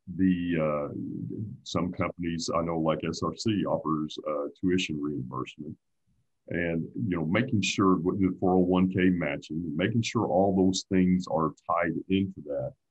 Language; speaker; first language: English; native; English